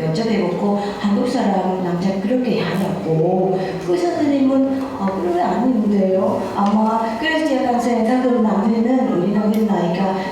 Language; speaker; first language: Korean; non-native, learner; Vietnamese